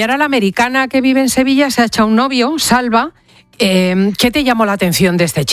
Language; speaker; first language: Spanish; native; Spanish